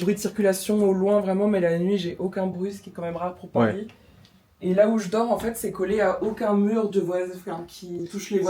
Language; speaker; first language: French; native; French